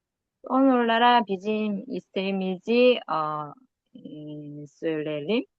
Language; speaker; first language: Turkish; non-native, learner; Korean